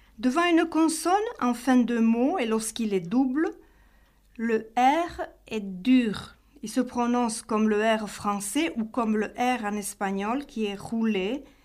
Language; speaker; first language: French; native; French